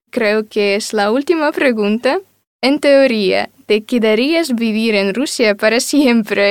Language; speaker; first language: Spanish; non-native, fluent; Russian